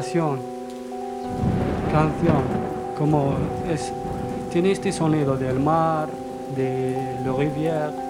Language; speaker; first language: Spanish; non-native, learner; Arabic